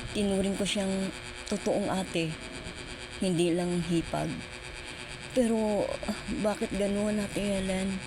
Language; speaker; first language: Filipino; non-native, local second language; Cebuano